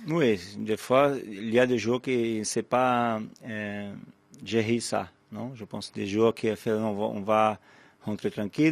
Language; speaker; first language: French; non-native, fluent; Portuguese